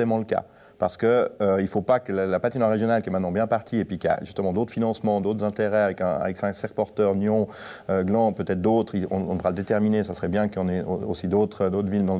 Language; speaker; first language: French; native; French